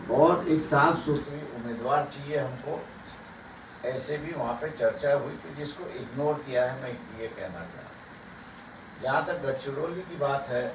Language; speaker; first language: Hindi; non-native, local second language; Marathi